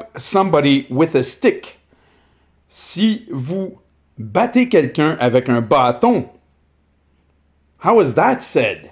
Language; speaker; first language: French; native; French